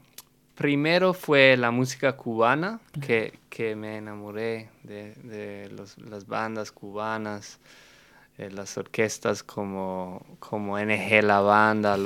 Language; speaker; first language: Spanish; non-native, fluent; English